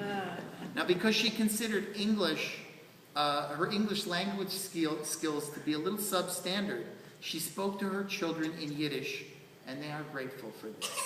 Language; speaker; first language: English; native; English